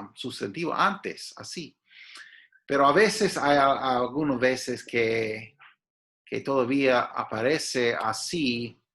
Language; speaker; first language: Spanish; non-native, fluent; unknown